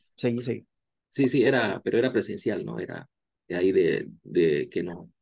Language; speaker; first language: Spanish; native; Spanish